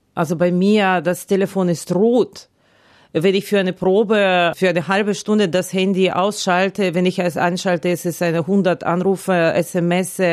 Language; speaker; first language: German; non-native, fluent; Ukrainian